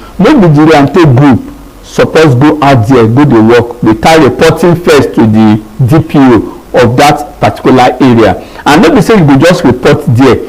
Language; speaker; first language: Nigerian Pidgin; non-native, local second language; Yoruba